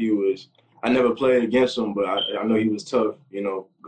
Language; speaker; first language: English; native; English